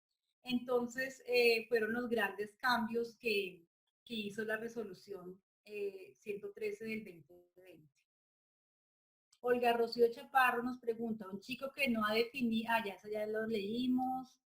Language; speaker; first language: Spanish; native; Spanish